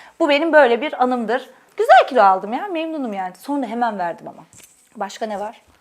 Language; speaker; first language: Turkish; native; Turkish